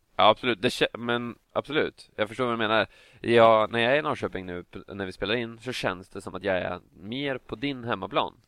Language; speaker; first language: Swedish; native; Swedish